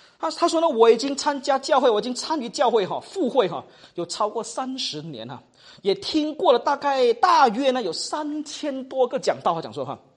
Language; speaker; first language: Chinese; native; Chinese